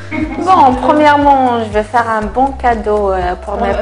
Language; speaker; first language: French; non-native, local second language; Kabyle